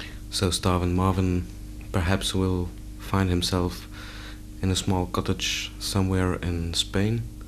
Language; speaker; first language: English; non-native, fluent; Dutch